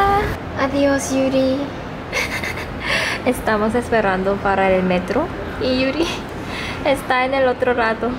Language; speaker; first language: Spanish; non-native, fluent; Korean